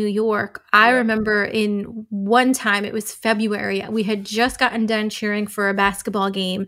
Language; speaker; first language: English; native; English